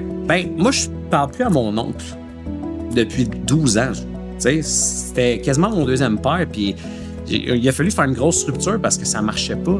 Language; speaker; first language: French; native; French